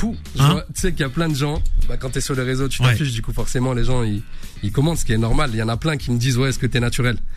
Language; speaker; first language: French; early bilingual, other home language; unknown